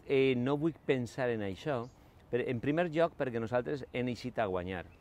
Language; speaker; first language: Catalan; non-native, local second language; Spanish